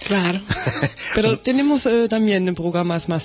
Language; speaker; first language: Spanish; non-native, learner; German